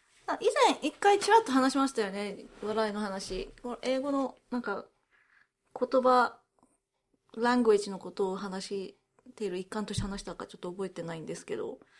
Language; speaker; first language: Japanese; early bilingual, heritage; Japanese